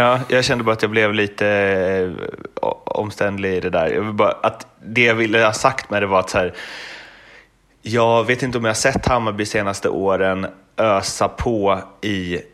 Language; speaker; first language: Swedish; native; Swedish